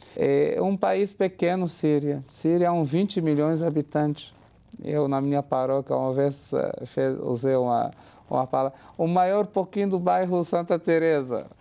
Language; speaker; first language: Portuguese; non-native, fluent; Arabic